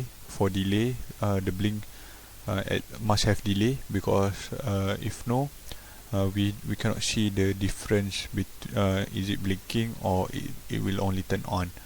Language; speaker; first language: English; non-native, local second language; Malay